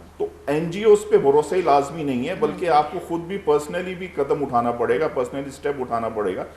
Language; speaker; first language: Urdu; native; Urdu